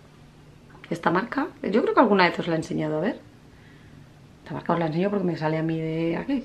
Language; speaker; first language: Spanish; native; Spanish